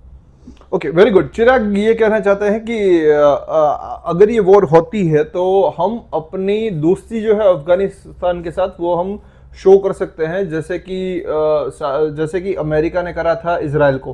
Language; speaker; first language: Hindi; non-native, local second language; Gujarati